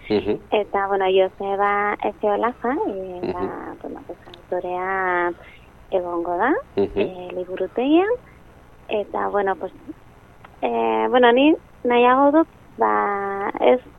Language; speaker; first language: Basque; non-native, local second language; Spanish